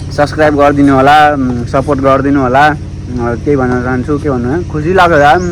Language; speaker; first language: Nepali; non-native, local second language; Rana Tharu